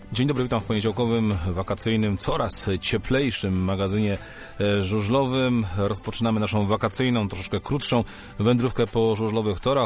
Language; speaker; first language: Polish; native; Polish